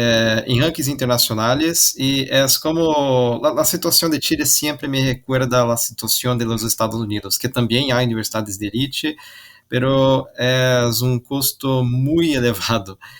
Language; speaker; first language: Portuguese; non-native, learner; Spanish